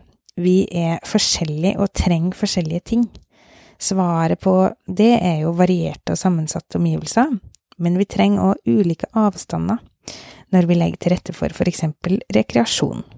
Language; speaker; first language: Norwegian; native; Norwegian